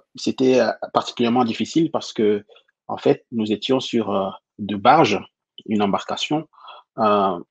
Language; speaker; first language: French; non-native, local second language; Lingala